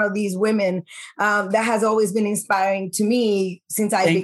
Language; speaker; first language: English; early bilingual, other home language; Spanish